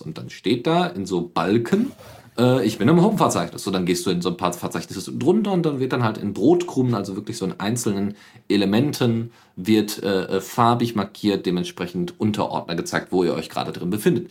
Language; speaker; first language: German; native; German